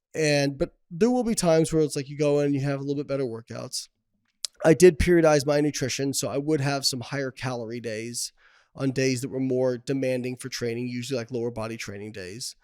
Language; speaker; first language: English; native; English